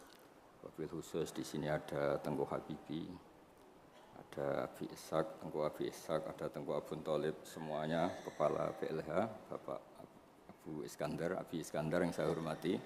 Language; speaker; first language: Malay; non-native, local second language; Javanese